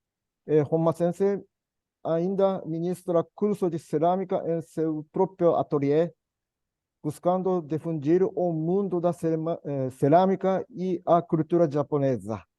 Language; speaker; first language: Portuguese; non-native, learner; Japanese